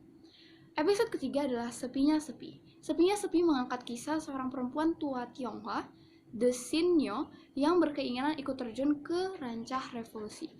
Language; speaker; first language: Indonesian; native; Indonesian